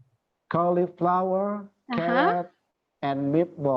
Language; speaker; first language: English; non-native, learner; Indonesian